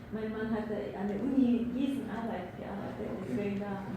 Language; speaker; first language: German; non-native, learner; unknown